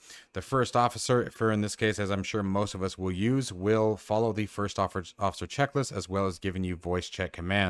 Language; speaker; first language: English; native; English